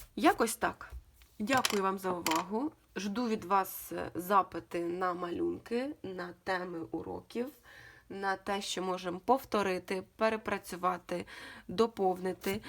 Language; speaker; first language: Ukrainian; non-native, local second language; Russian